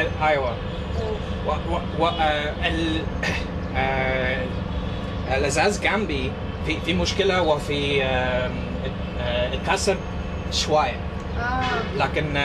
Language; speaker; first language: Arabic; non-native, learner; English